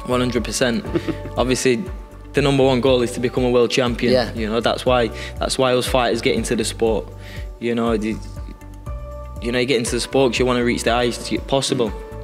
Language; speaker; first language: English; native; English